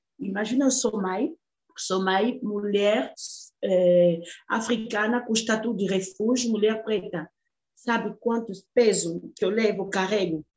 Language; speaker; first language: Portuguese; non-native, fluent; Lingala